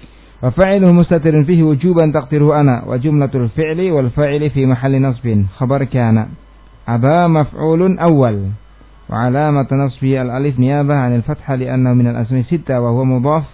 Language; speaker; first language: Arabic; non-native, fluent; Indonesian